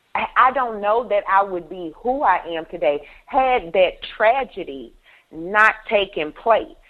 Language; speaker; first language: English; native; English